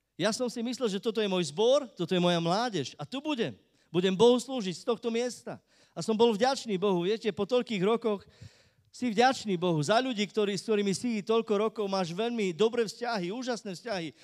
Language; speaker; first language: Slovak; non-native, local second language; Romany